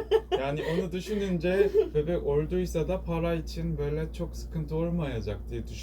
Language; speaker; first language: Turkish; non-native, learner; Korean